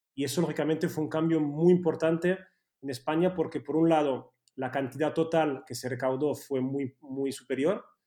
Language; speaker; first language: Spanish; early bilingual, heritage; Spanish